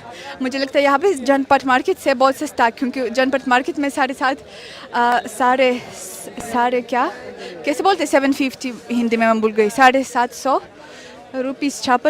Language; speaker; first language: Hindi; non-native, learner; Russian